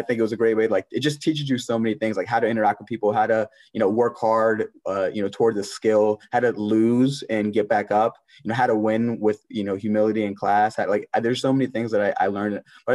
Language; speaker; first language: English; native; English